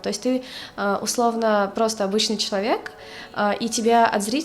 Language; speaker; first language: Russian; native; Russian